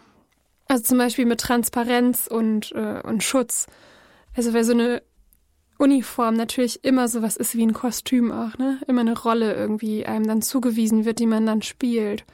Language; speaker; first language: German; native; German